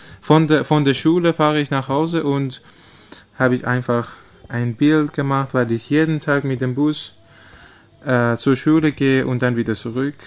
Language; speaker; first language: German; non-native, learner; Persian